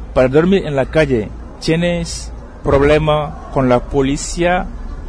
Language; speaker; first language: Spanish; non-native, fluent; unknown